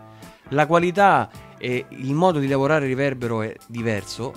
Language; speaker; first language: Italian; native; Italian